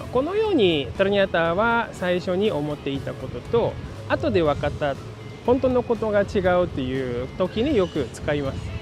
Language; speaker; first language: Japanese; non-native, fluent; Indonesian